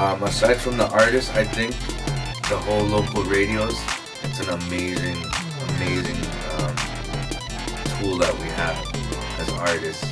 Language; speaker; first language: English; early bilingual, other home language; Spanish